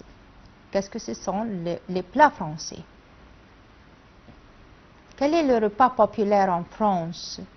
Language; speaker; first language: French; non-native, fluent; Arabic